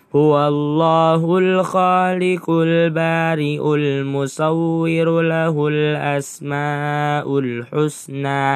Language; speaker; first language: Arabic; non-native, learner; Indonesian